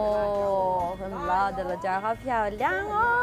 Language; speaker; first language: Chinese; non-native, fluent; Russian